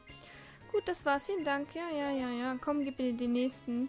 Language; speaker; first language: German; native; German